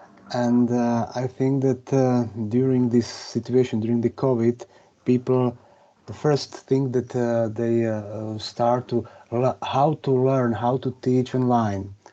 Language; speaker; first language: English; non-native, fluent; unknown